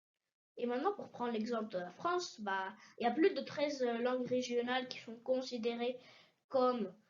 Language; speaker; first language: French; early bilingual, heritage; French